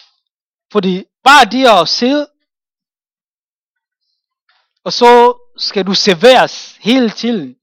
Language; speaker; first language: Danish; non-native, fluent; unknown